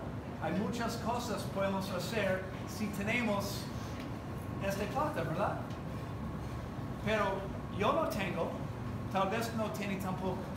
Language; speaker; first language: Spanish; non-native, learner; English